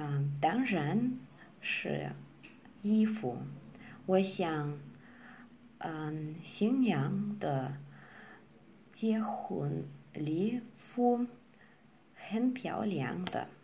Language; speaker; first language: Chinese; non-native, learner; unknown